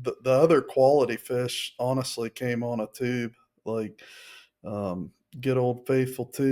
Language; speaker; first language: English; native; English